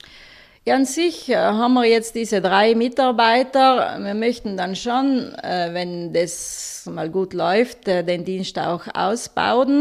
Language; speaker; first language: German; native; German